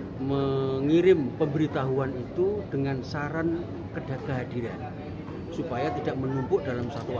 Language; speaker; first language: Indonesian; native; Indonesian